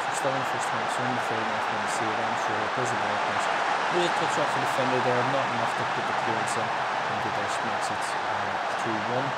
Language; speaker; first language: English; native; English